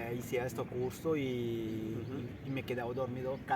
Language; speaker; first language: Spanish; non-native, fluent; Italian